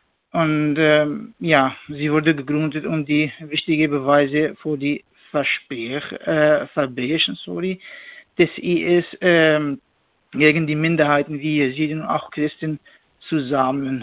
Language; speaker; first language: German; non-native, learner; Kurdish